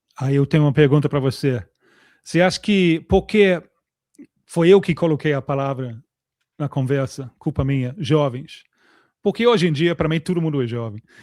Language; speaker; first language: Portuguese; non-native, fluent; English